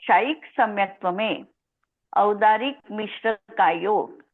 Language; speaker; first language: Hindi; non-native, local second language; Marathi